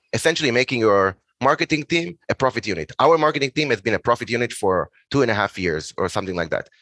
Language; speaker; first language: English; non-native, fluent; Hebrew